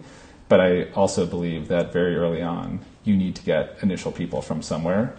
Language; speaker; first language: English; native; English